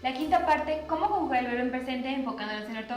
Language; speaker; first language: Spanish; native; Spanish